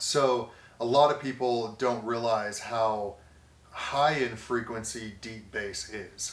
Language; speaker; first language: English; native; English